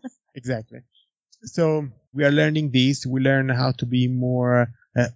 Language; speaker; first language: English; non-native, fluent; Italian